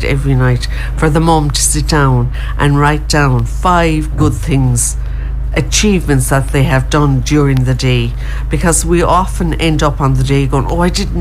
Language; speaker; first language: English; native; English